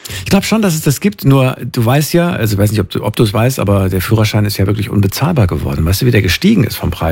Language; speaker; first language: German; native; German